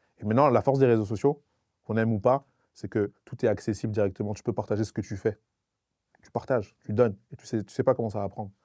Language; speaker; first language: French; non-native, local second language; Sango